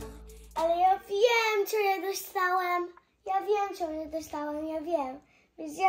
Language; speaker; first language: Polish; early bilingual, other home language; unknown